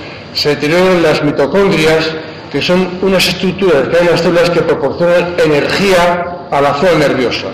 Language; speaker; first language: Spanish; native; Spanish